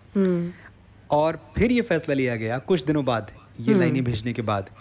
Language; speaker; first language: Hindi; native; Hindi